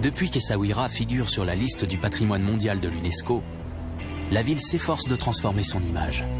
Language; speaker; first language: French; native; French